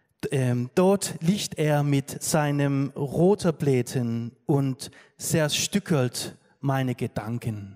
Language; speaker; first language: German; non-native, learner; Danish